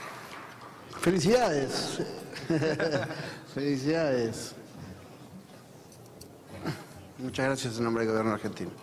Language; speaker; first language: Spanish; native; Spanish